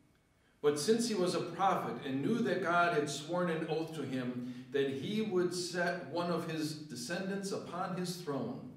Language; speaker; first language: English; native; English